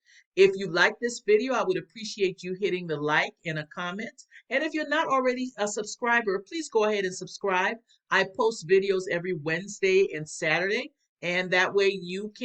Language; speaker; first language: English; native; English